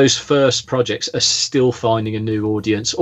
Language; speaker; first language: English; native; English